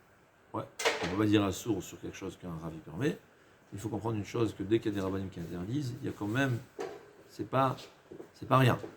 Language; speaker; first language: French; native; French